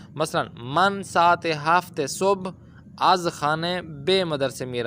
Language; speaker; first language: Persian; non-native, fluent; Urdu